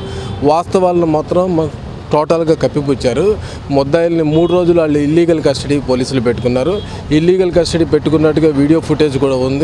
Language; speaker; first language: Telugu; native; Telugu